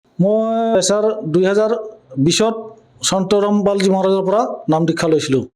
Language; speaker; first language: Assamese; native; Assamese